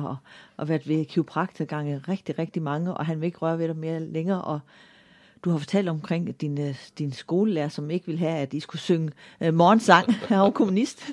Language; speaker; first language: Danish; native; Danish